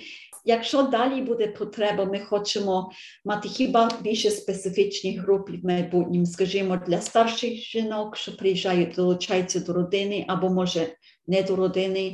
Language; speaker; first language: Ukrainian; early bilingual, heritage; Ukrainian